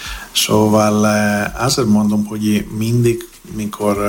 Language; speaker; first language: Hungarian; non-native, learner; Greek